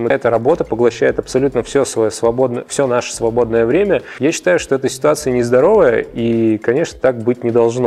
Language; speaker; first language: Russian; native; Russian